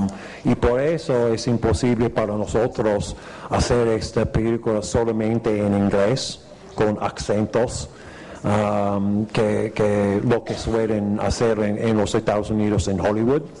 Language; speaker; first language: Spanish; non-native, fluent; English